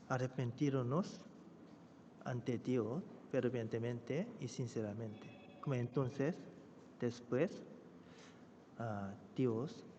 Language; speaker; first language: Spanish; non-native, fluent; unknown